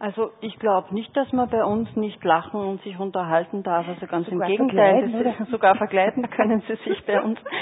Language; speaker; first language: German; native; German